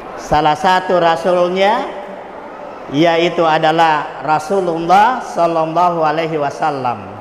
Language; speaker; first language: Indonesian; non-native, local second language; Buginese